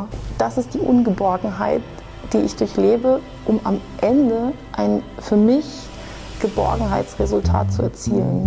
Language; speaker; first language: German; native; German